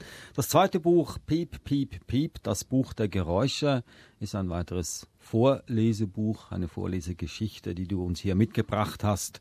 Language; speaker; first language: German; native; German